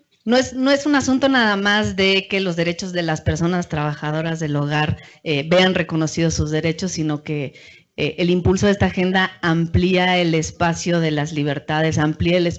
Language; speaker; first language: Spanish; native; Spanish